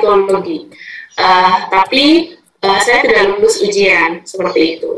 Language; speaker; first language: Indonesian; native; Indonesian